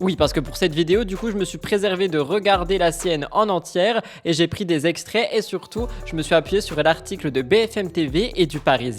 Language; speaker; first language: French; native; French